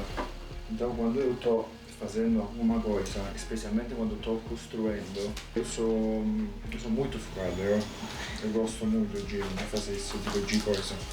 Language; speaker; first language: Portuguese; non-native, fluent; Italian